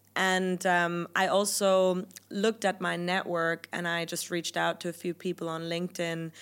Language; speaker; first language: English; non-native, fluent; German